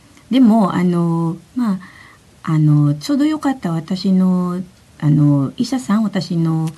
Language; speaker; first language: Japanese; non-native, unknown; Filipino